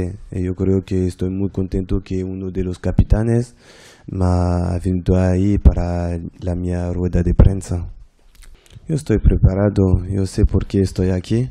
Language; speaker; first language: Spanish; non-native, fluent; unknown